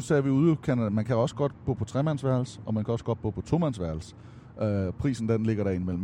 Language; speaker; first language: Danish; native; Danish